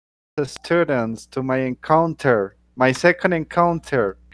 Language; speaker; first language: English; non-native, fluent; Spanish